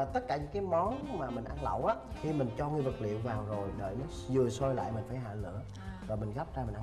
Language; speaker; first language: Vietnamese; native; Vietnamese